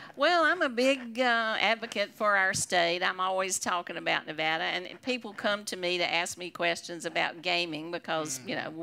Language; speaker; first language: English; native; English